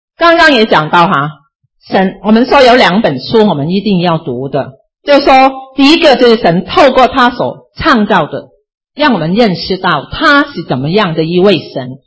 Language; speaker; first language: Chinese; non-native, local second language; Cantonese